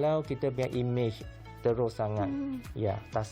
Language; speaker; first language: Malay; non-native, local second language; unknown